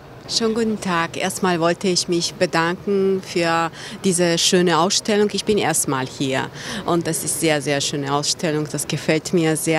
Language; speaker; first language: German; non-native, fluent; Georgian